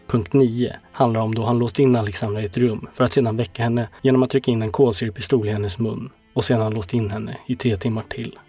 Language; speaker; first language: Swedish; native; Swedish